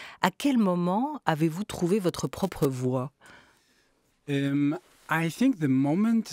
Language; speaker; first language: French; native; French